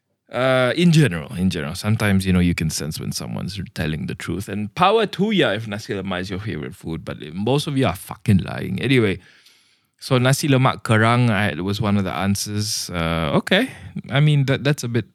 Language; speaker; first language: English; non-native, local second language; Malay